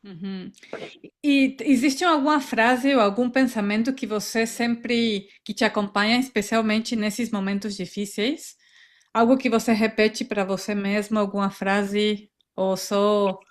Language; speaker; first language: Portuguese; non-native, fluent; Spanish